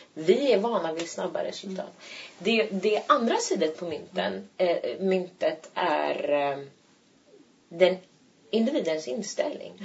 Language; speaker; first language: Swedish; early bilingual, other home language; Turkish